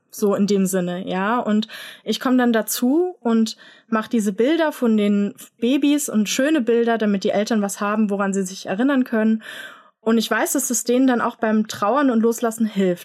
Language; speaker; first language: German; native; German